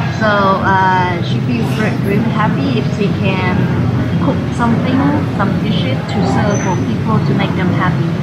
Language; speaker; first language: English; non-native, fluent; Vietnamese